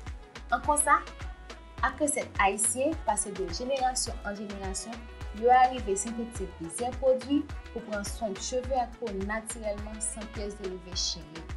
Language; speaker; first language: Haitian Creole; native; Haitian Creole